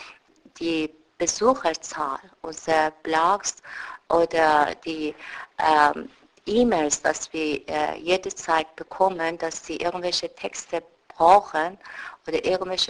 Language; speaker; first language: German; non-native, fluent; Persian